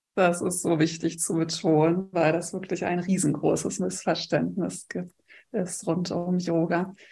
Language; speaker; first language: German; native; German